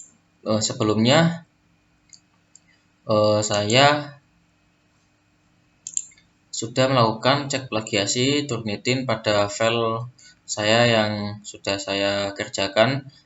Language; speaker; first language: Indonesian; native; Indonesian